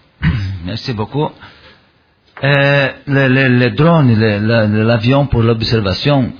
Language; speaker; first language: French; non-native, learner; Portuguese